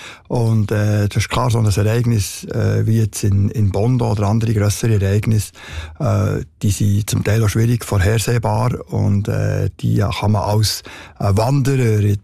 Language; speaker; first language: German; native; German